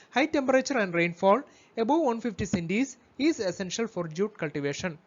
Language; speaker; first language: English; non-native, local second language; Malayalam